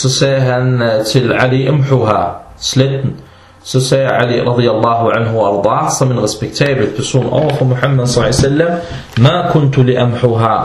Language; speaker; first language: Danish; non-native, fluent; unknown